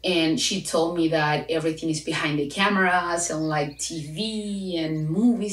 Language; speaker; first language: English; non-native, fluent; Spanish